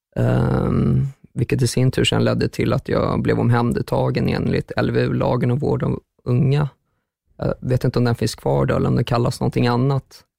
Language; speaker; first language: Swedish; early bilingual, other home language; German